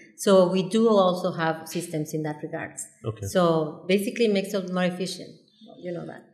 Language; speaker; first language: English; non-native, fluent; Spanish